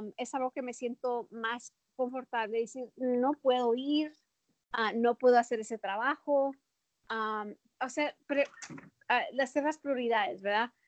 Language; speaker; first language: Spanish; early bilingual, heritage; Spanish